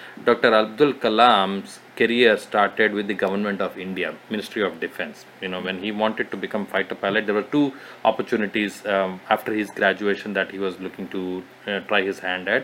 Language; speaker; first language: English; non-native, local second language; Telugu